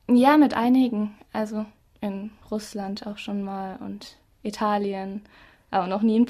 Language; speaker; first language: German; native; German